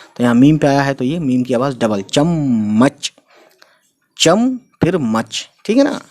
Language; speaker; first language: Hindi; native; Hindi